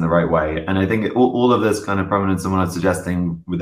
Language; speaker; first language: English; native; English